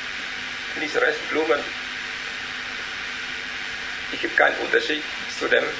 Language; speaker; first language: German; non-native, learner; Vietnamese